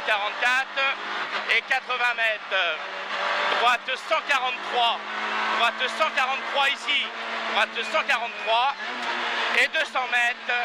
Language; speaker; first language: French; native; French